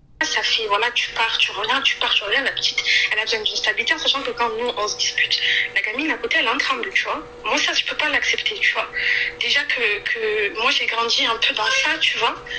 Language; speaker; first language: French; early bilingual, other home language; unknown